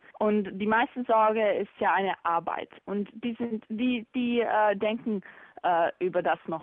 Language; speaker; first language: German; non-native, learner; Bosnian